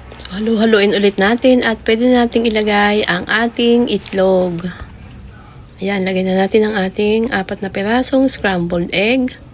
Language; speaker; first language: Filipino; native; Filipino